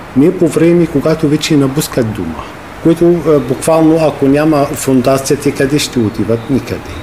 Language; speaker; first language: Bulgarian; non-native, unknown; Arabic